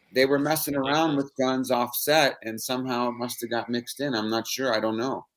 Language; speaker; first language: English; native; English